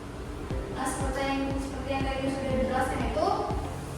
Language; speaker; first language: Indonesian; native; Indonesian